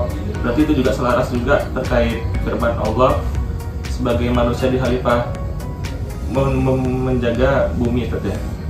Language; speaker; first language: Indonesian; native; Indonesian